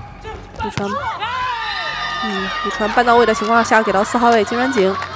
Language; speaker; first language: Chinese; native; Chinese